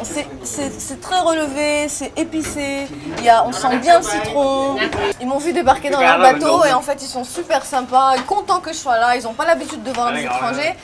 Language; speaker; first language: French; non-native, local second language; Arabic